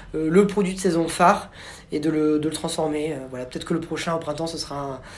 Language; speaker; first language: French; native; French